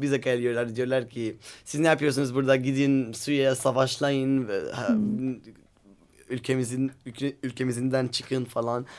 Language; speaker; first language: Turkish; non-native, learner; Arabic